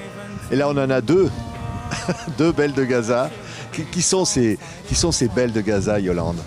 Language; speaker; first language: French; native; French